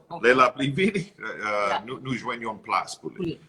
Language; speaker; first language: Haitian Creole; non-native, learner; English